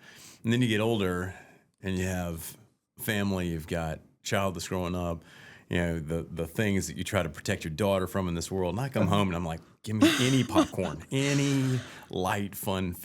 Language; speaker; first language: English; native; English